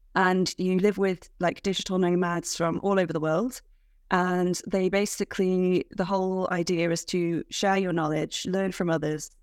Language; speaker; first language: English; native; English